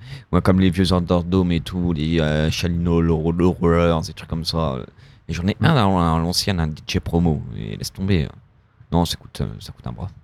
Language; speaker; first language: French; native; French